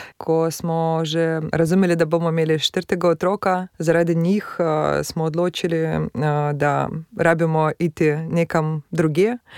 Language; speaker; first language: Slovenian; non-native, fluent; Russian